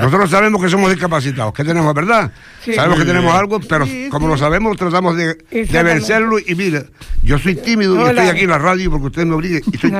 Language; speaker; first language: Spanish; native; Spanish